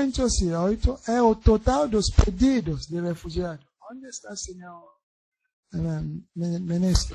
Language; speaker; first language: Portuguese; non-native, learner; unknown